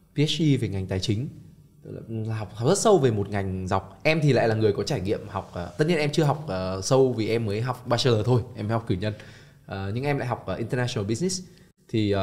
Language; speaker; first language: Vietnamese; native; Vietnamese